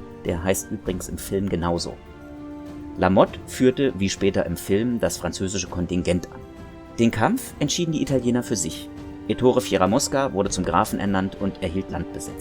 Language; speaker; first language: German; native; German